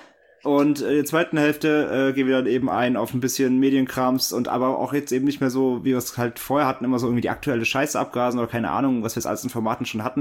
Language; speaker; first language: German; native; German